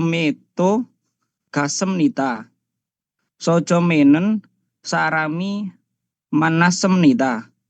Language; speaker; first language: Korean; non-native, learner; Indonesian